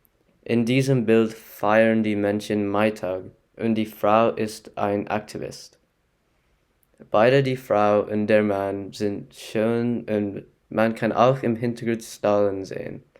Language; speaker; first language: German; non-native, learner; English